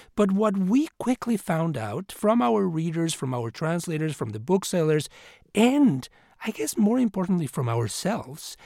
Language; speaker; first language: English; non-native, fluent; Spanish